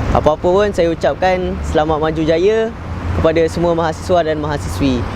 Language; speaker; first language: Malay; native; Malay